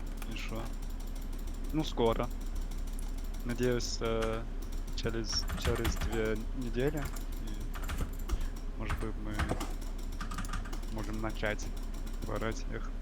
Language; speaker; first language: Russian; non-native, learner; English